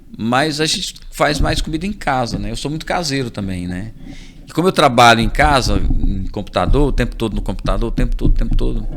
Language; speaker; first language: Portuguese; native; Portuguese